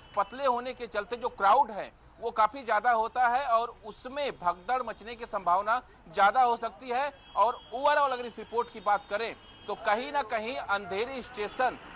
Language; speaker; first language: Hindi; native; Hindi